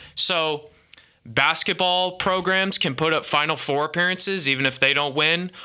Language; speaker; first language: English; native; English